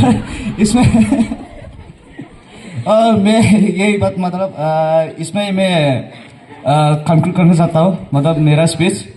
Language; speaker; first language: Hindi; non-native, local second language; Garo